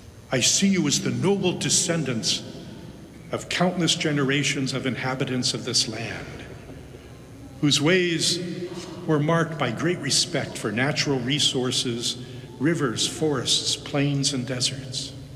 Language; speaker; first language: English; native; English